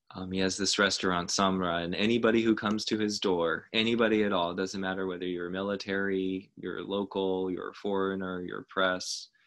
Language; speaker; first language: English; native; English